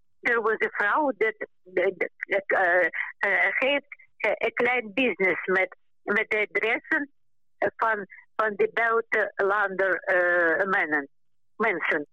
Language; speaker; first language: Dutch; non-native, local second language; Ukrainian